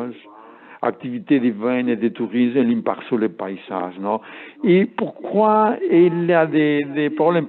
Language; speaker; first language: French; non-native, learner; Spanish